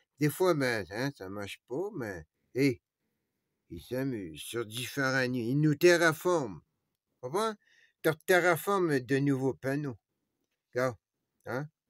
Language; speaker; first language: French; native; French